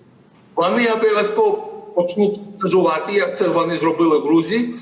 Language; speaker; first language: Ukrainian; non-native, fluent; Georgian